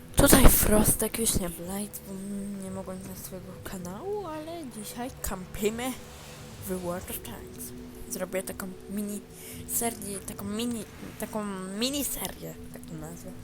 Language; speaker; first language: Polish; native; Polish